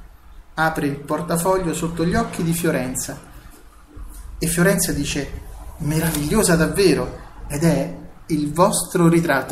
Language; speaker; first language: Italian; native; Italian